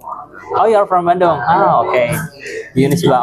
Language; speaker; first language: English; non-native, fluent; Indonesian